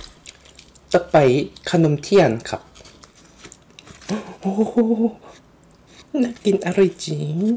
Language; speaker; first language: Thai; non-native, learner; Korean